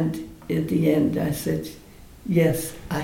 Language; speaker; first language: English; native; English